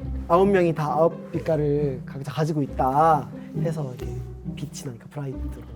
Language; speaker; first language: Korean; native; Korean